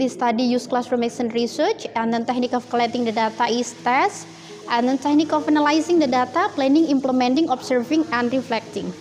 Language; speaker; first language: English; non-native, fluent; Indonesian